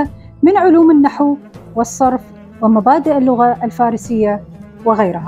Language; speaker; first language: Arabic; non-native, local second language; Kurdish